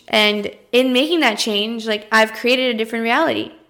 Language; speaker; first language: English; early bilingual, other home language; Portuguese